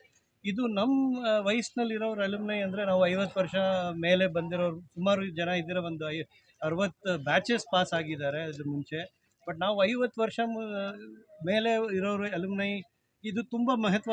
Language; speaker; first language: Kannada; non-native, local second language; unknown